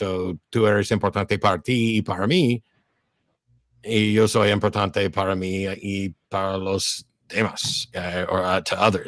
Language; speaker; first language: Spanish; non-native, learner; English